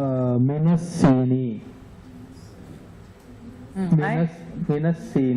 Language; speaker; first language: Arabic; non-native, learner; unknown